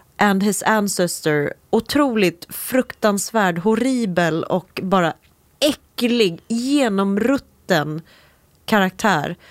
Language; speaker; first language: Swedish; native; Swedish